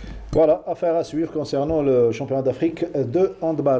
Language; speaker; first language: French; non-native, local second language; Arabic